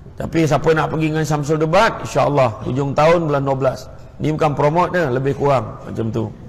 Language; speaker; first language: Malay; native; Malay